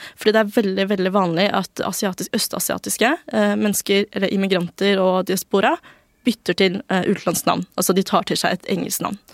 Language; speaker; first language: Norwegian; early bilingual, other home language; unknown